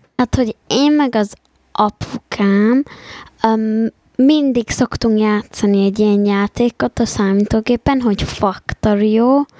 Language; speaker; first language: Hungarian; early bilingual, heritage; Hungarian